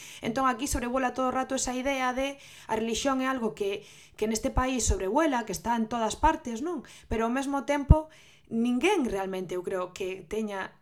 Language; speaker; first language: Galician; non-native, local second language; Spanish